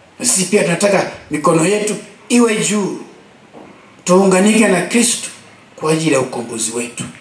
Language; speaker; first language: Swahili; non-native, local second language; Luo (Kenya and Tanzania)